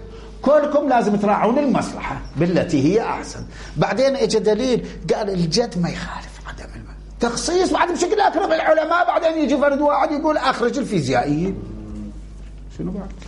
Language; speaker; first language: Arabic; native; Arabic